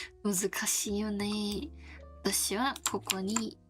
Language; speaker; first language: Japanese; non-native, learner; Korean